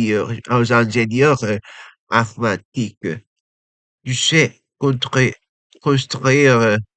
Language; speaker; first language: French; non-native, learner; Japanese